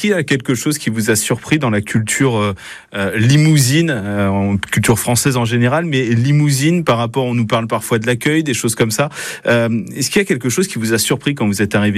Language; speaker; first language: French; native; French